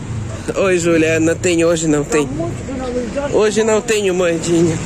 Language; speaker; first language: Portuguese; non-native, learner; Ukrainian